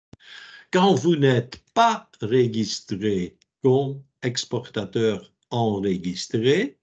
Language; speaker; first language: French; non-native, local second language; Dutch